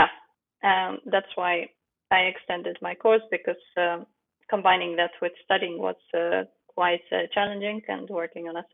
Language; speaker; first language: English; non-native, fluent; Ukrainian